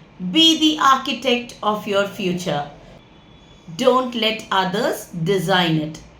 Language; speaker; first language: English; non-native, local second language; Tamil